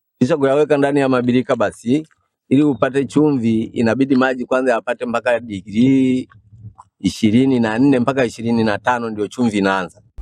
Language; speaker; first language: Swahili; non-native, local second language; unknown